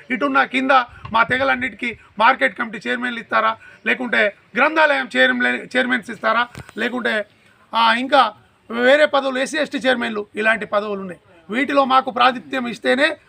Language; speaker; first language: Telugu; native; Telugu